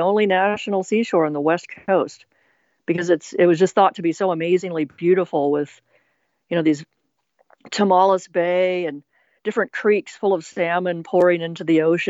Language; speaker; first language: English; native; English